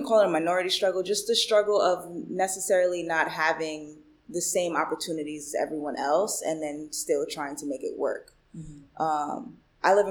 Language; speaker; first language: English; early bilingual, other home language; Spanish